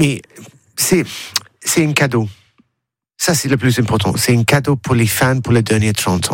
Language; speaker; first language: French; non-native, learner; English